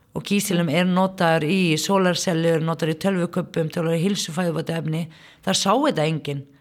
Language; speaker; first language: Icelandic; non-native, fluent; Arabic